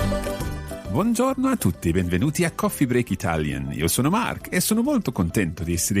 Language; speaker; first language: Italian; non-native, fluent; English